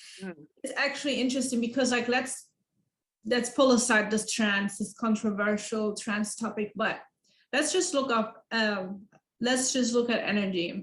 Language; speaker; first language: English; non-native, fluent; German